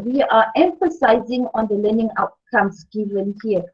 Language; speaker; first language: English; non-native, local second language; Malay